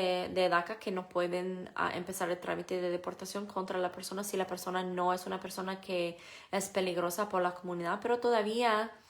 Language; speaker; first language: Spanish; non-native, fluent; English